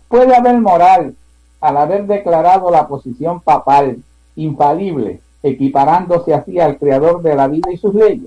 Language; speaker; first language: Spanish; native; Spanish